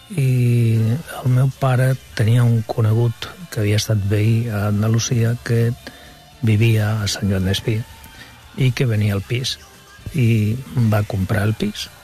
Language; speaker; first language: Catalan; non-native, local second language; Spanish